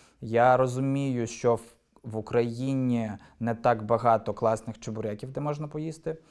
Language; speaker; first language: Ukrainian; non-native, local second language; Russian